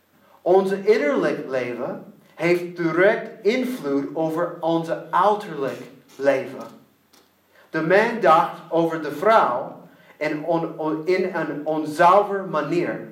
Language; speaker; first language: Dutch; non-native, learner; English